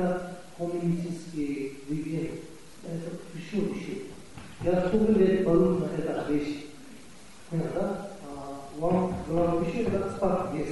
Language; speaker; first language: Russian; non-native, learner; Tibetan